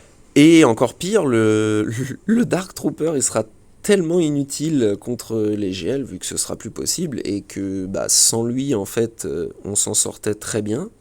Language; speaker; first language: French; native; French